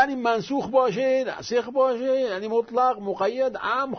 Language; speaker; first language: Persian; non-native, fluent; Arabic